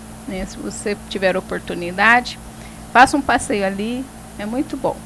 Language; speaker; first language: Portuguese; native; Portuguese